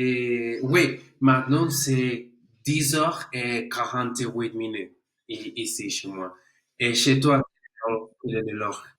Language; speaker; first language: French; non-native, learner; Spanish